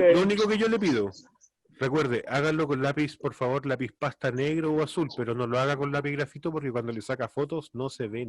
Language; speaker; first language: Spanish; native; Spanish